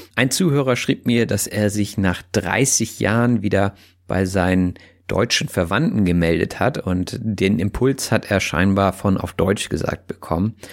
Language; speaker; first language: German; native; German